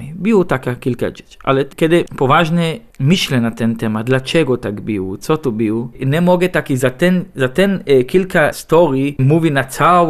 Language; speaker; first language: Polish; non-native, learner; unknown